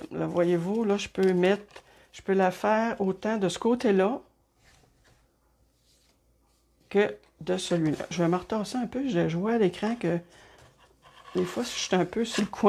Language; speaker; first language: French; native; French